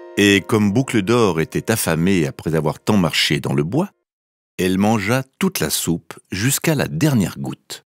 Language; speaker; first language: French; native; French